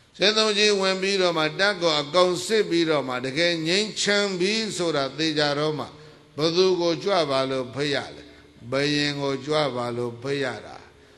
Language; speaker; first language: Burmese; native; Burmese